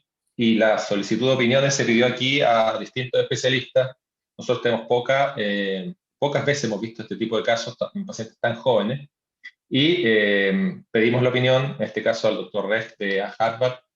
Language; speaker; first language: Spanish; native; Spanish